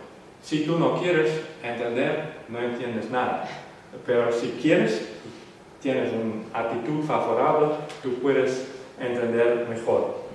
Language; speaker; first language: Spanish; non-native, fluent; Western Frisian